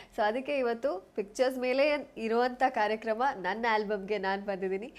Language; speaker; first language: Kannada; non-native, local second language; Kodava